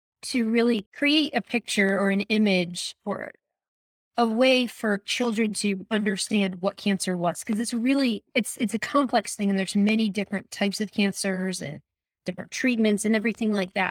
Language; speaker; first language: English; native; English